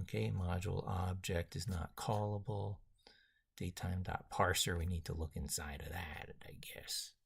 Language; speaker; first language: English; native; English